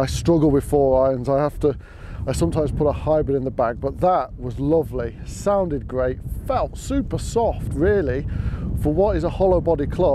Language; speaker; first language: English; native; English